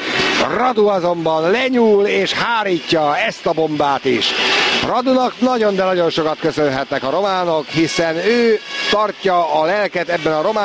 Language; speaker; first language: Hungarian; native; Hungarian